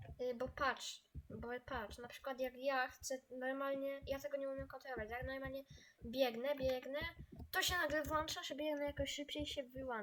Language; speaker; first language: Polish; native; Polish